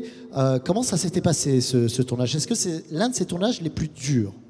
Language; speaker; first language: French; native; French